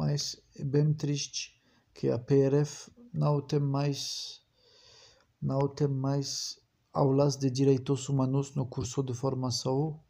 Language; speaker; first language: Portuguese; non-native, fluent; French